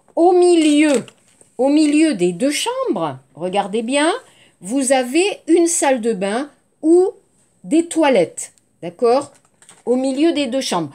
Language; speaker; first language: French; native; French